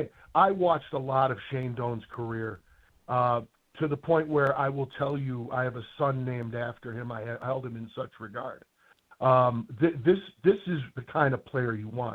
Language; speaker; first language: English; native; English